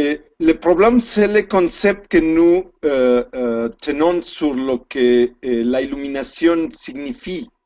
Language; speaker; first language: French; non-native, learner; Spanish